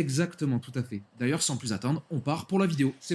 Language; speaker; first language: French; native; French